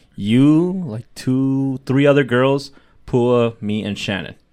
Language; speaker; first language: English; early bilingual, other home language; Spanish